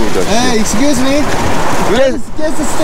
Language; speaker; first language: English; non-native, learner; Korean